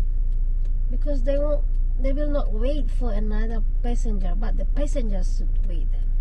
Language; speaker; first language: English; non-native, learner; Indonesian